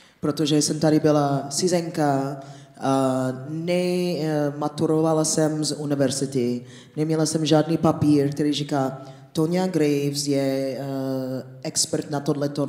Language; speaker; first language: Czech; non-native, fluent; English